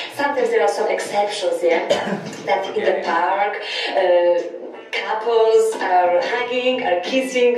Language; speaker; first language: English; non-native, fluent; Polish